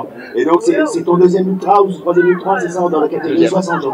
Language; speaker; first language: French; non-native, local second language; Arabic